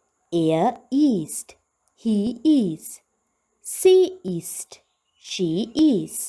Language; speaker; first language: German; non-native, fluent; Sinhala